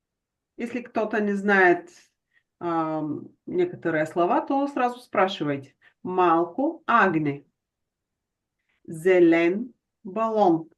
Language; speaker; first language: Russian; non-native, fluent; Bulgarian